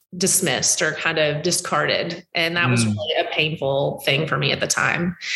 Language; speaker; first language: English; native; English